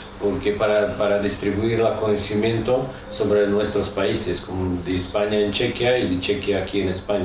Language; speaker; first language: Spanish; non-native, fluent; Czech